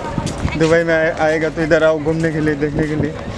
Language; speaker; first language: Hindi; non-native, local second language; Assamese